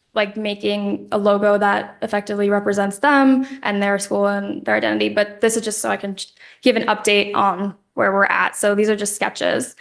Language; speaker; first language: English; native; English